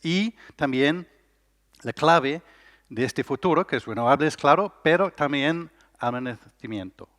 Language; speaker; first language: Spanish; non-native, learner; English